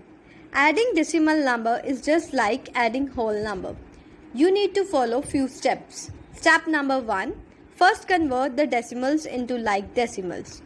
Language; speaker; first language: English; non-native, local second language; Hindi